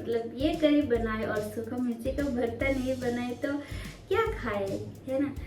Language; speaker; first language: Hindi; non-native, local second language; Kok Borok